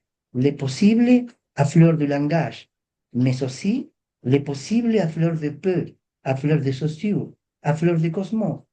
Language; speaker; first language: French; non-native, fluent; Spanish